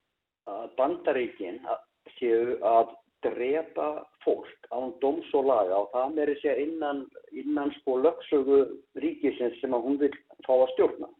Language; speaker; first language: Icelandic; native; Icelandic